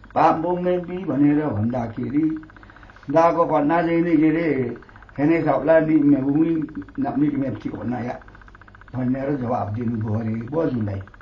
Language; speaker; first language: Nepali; non-native, local second language; Limbu